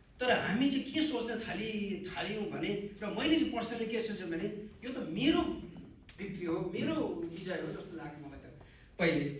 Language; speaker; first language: Nepali; native; Nepali